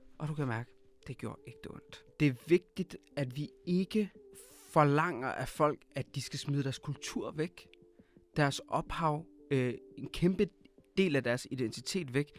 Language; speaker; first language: Danish; early bilingual, other home language; Arabic